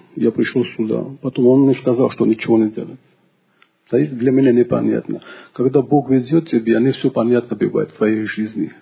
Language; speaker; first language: Russian; non-native, local second language; Georgian